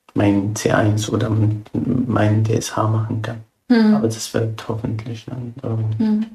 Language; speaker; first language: German; non-native, fluent; Arabic